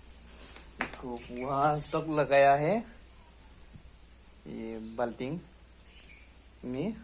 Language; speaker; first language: Hindi; non-native, local second language; Assamese